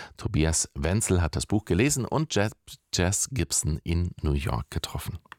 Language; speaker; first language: German; native; German